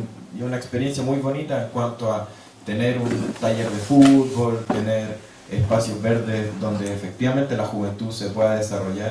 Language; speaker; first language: Spanish; native; Spanish